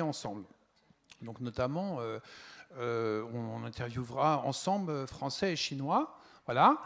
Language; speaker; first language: French; native; French